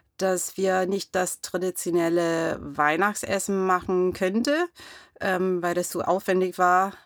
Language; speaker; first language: German; non-native, fluent; English